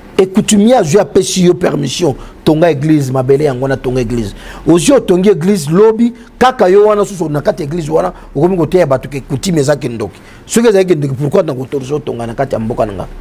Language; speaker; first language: Lingala; non-native, local second language; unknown